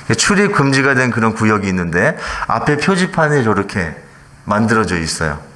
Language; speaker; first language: Korean; native; Korean